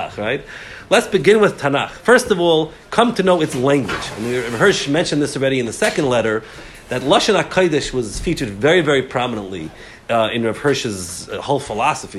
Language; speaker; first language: English; native; English